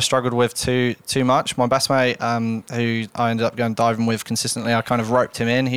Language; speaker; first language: English; native; English